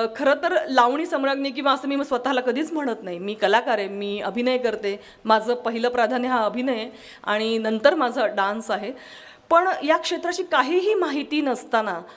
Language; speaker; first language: Marathi; non-native, local second language; Kannada